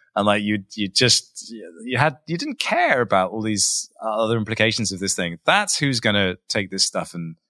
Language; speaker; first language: English; native; English